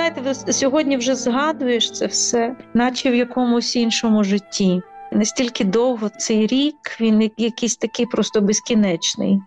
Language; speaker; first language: Ukrainian; native; Ukrainian